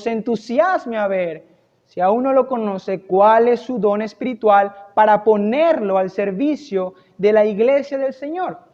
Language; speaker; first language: Spanish; native; Spanish